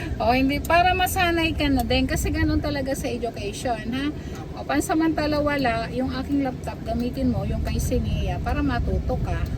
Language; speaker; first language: Filipino; native; Filipino